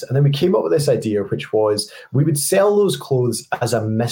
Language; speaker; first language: English; native; English